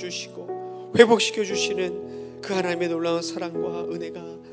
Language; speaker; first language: Korean; native; Korean